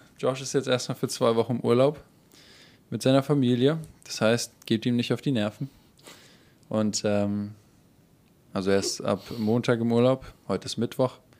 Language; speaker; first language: German; native; German